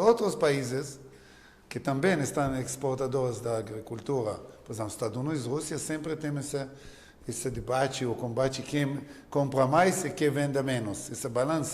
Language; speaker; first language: Portuguese; non-native, learner; Hebrew